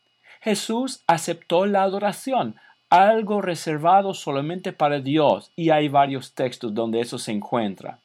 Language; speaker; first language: Spanish; non-native, fluent; English